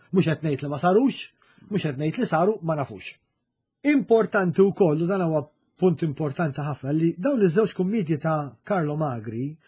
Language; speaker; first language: Maltese; native; Maltese